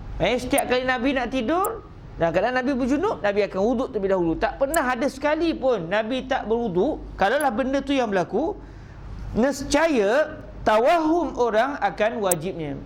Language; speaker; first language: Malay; native; Malay